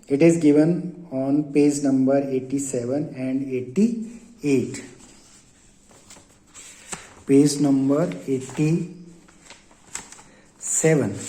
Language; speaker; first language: English; non-native, local second language; Hindi